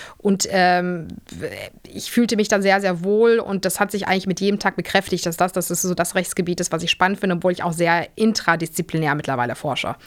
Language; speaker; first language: German; early bilingual, other home language; Polish